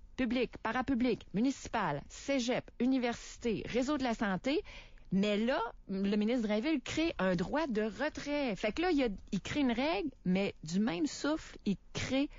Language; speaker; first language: French; native; French